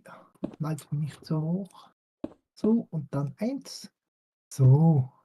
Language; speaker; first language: German; non-native, fluent; French